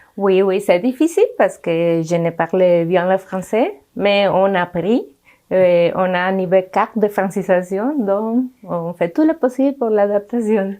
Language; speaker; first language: French; non-native, learner; Spanish